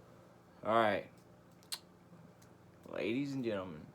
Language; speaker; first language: English; native; English